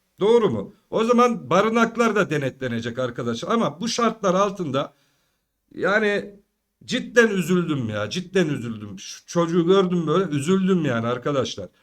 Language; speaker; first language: Turkish; early bilingual, heritage; Turkish